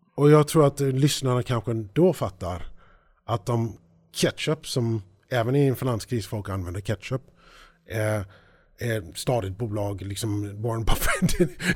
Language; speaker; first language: Swedish; early bilingual, heritage; English